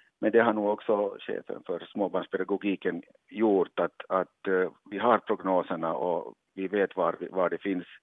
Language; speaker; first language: Swedish; native; Swedish